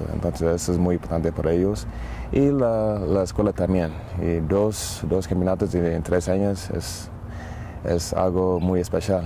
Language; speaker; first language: Spanish; non-native, learner; English